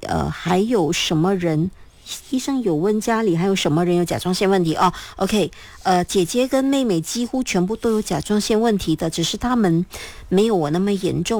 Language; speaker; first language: Chinese; native; Chinese